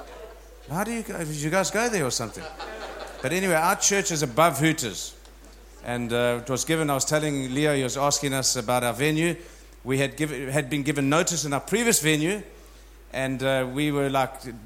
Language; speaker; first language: English; native; English